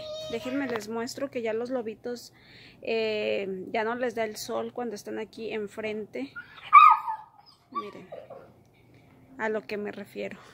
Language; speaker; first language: Spanish; early bilingual, heritage; Spanish